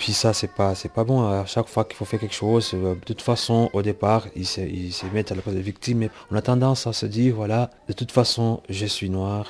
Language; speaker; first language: French; non-native, local second language; Rundi